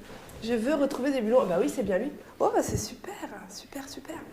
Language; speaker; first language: French; native; French